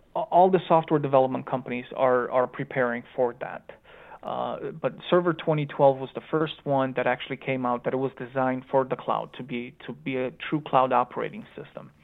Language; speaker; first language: English; early bilingual, other home language; Romanian